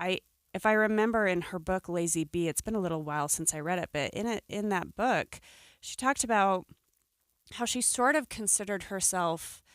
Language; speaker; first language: English; native; English